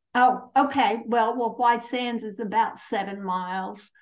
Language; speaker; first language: English; native; English